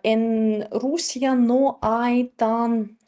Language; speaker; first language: Spanish; non-native, fluent; Ukrainian